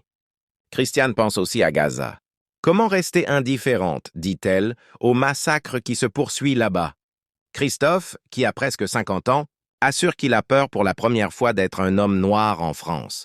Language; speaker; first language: French; native; French